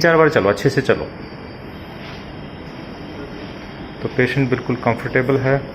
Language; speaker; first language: Hindi; native; Hindi